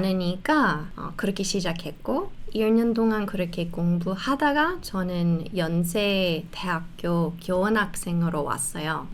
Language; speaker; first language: Korean; non-native, fluent; English